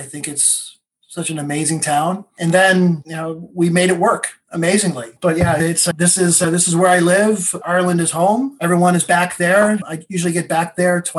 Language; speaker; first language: English; native; English